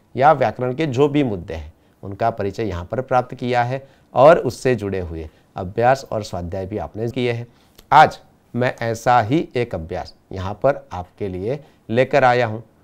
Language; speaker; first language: Hindi; non-native, local second language; Gujarati